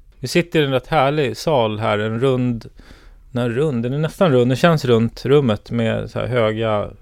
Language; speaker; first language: Swedish; native; Swedish